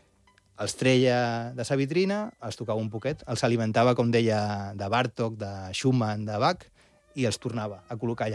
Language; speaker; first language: Catalan; native; Catalan